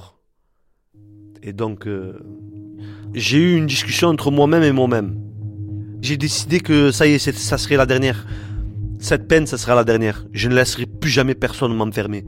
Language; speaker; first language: French; native; French